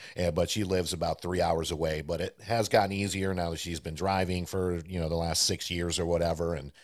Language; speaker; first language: English; early bilingual, other home language; Spanish